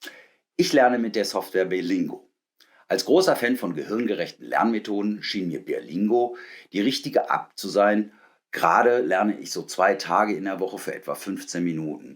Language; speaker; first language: German; native; German